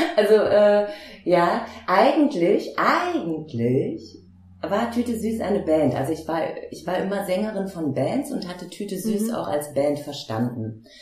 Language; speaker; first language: German; native; German